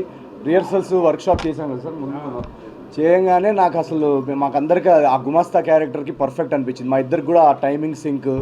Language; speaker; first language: Telugu; native; Telugu